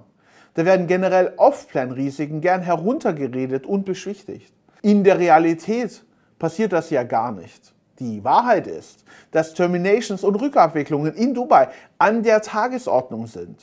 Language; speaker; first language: German; native; German